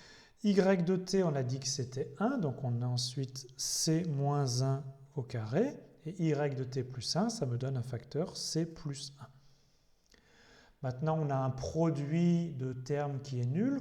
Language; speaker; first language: French; native; French